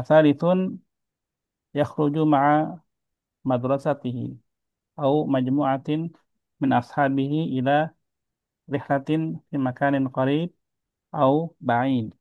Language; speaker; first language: Arabic; non-native, fluent; Indonesian